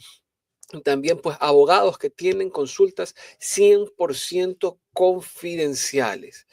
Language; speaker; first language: Spanish; native; Spanish